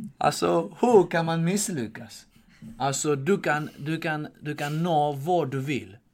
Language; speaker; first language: Swedish; non-native, fluent; Georgian